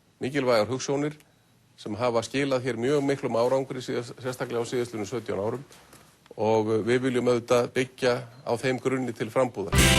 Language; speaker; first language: Icelandic; native; Icelandic